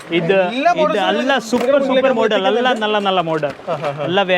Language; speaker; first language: Malayalam; non-native, local second language; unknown